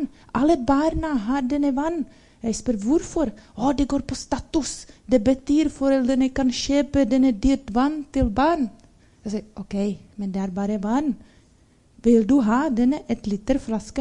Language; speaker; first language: Norwegian; non-native, learner; Czech